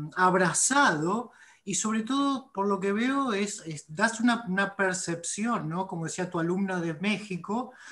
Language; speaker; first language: Spanish; native; Spanish